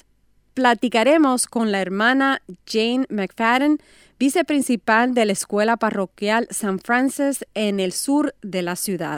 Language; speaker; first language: Spanish; native; Spanish